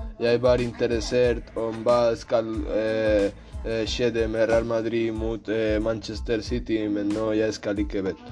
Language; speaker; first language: Norwegian; non-native, learner; Spanish